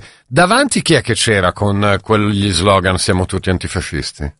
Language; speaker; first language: Italian; native; Italian